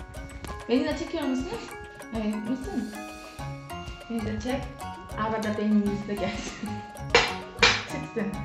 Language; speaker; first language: Turkish; non-native, fluent; Korean